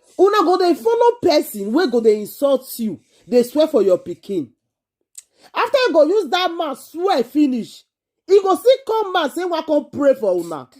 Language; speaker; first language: Nigerian Pidgin; native; Nigerian Pidgin